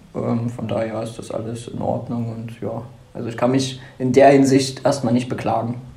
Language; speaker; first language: German; native; German